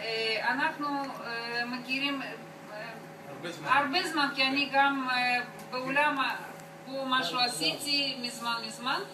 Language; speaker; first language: Hebrew; non-native, learner; Russian